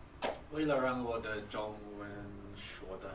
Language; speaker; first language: Chinese; non-native, learner; English